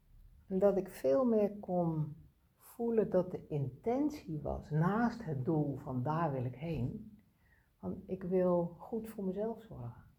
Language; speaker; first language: Dutch; native; Dutch